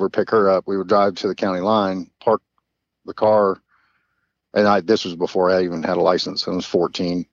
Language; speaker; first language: English; native; English